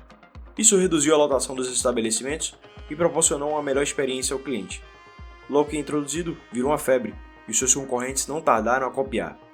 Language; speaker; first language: Portuguese; native; Portuguese